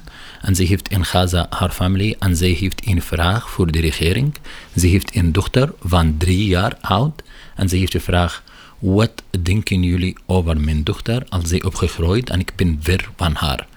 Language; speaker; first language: Dutch; non-native, learner; Arabic